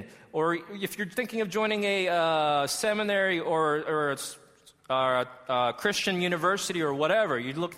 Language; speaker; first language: English; native; English